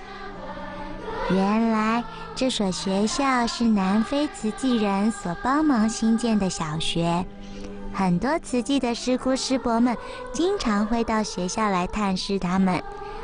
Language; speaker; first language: Chinese; native; Chinese